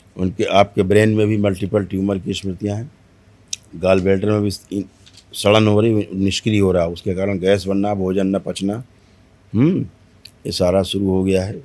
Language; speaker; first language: Hindi; native; Hindi